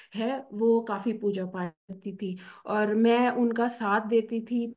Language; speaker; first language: Hindi; native; Hindi